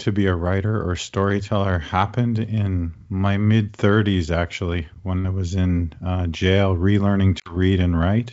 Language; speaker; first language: English; native; English